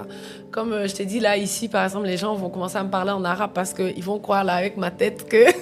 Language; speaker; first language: French; native; French